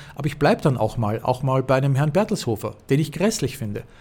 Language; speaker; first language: German; native; German